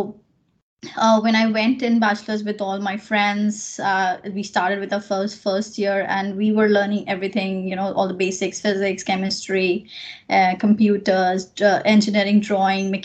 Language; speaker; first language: English; non-native, local second language; Marathi